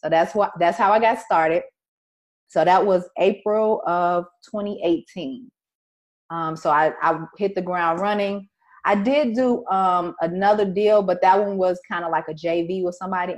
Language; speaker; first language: English; native; English